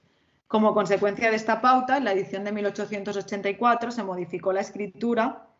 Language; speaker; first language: Spanish; native; Spanish